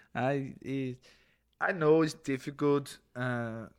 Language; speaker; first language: English; non-native, fluent; Portuguese